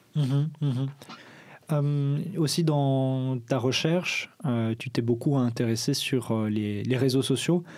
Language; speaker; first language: French; native; French